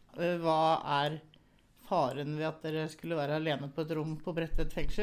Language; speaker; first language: Norwegian; native; Norwegian